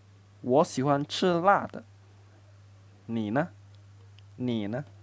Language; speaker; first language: Chinese; non-native, fluent; Indonesian